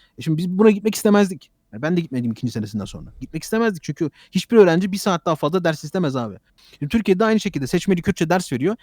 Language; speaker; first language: Turkish; early bilingual, heritage; Turkish